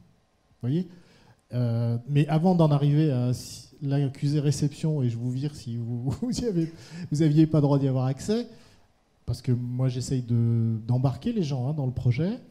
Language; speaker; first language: French; native; French